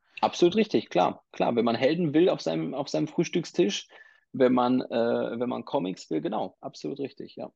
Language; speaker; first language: German; native; German